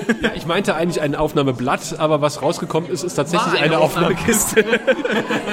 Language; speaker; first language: German; native; German